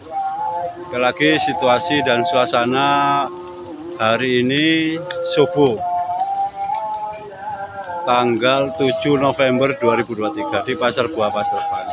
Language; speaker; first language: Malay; non-native, local second language; Javanese